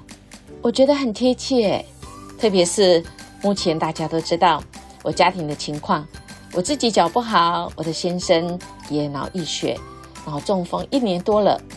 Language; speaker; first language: Chinese; native; Chinese